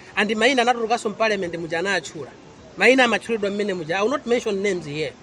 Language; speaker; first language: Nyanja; non-native, local second language; Tumbuka